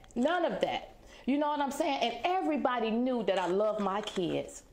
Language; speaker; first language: English; native; English